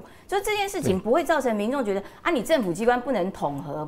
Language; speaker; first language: Chinese; native; Chinese